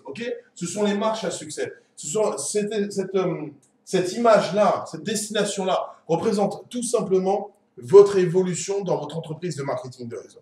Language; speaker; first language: French; native; French